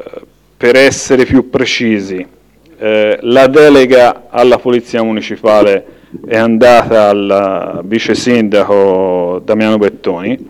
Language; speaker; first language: Italian; native; Italian